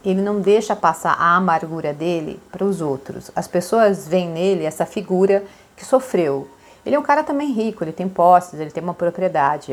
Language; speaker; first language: Portuguese; native; Portuguese